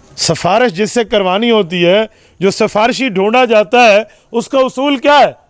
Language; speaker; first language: Urdu; non-native, local second language; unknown